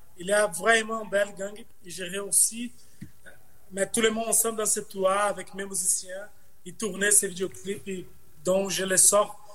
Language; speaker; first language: French; non-native, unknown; Portuguese